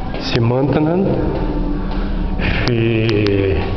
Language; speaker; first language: French; non-native, learner; Portuguese